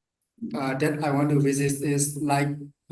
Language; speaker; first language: English; non-native, learner; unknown